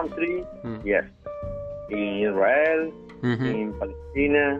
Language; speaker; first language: English; non-native, learner; Spanish